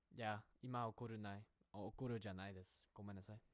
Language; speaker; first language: Japanese; non-native, learner; English